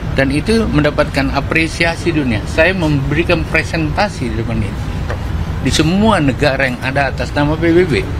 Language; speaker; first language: Indonesian; native; Indonesian